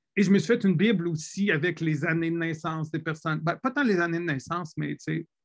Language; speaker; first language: French; native; French